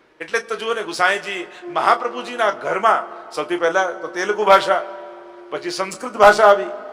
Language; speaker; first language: Gujarati; non-native, local second language; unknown